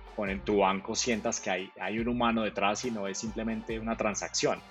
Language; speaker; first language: Spanish; native; Spanish